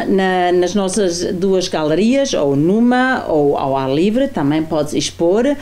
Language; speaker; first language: Portuguese; non-native, fluent; German